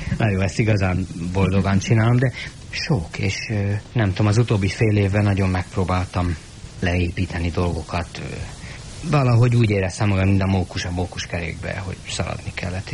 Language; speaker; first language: Hungarian; native; Hungarian